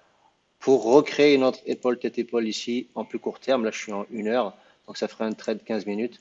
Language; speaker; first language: French; native; French